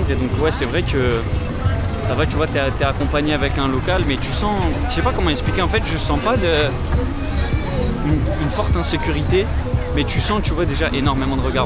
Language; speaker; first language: French; native; French